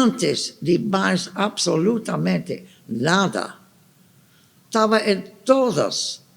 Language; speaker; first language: Portuguese; non-native, fluent; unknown